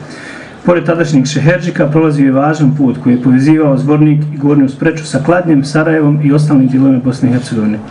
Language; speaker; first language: Croatian; native; Croatian